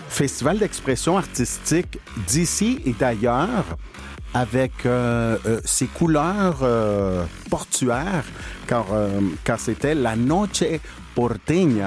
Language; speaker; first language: French; non-native, fluent; Spanish